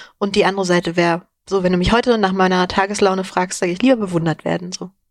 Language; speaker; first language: German; early bilingual, other home language; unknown